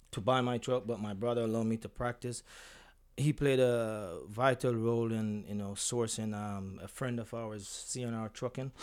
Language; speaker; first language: English; non-native, local second language; Jamaican Creole English